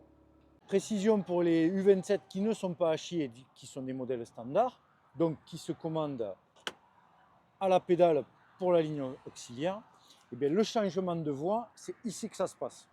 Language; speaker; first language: French; native; French